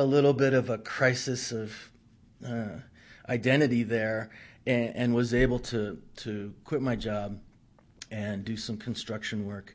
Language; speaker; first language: English; native; English